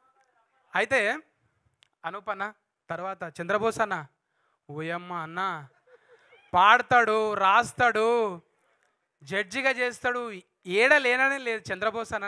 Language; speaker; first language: Telugu; native; Telugu